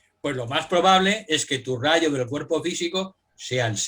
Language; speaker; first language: Spanish; native; Spanish